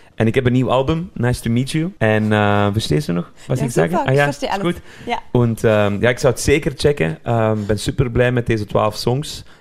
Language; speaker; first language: German; non-native, fluent; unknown